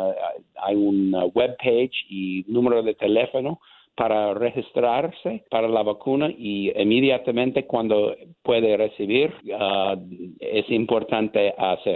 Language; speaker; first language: Spanish; non-native, learner; English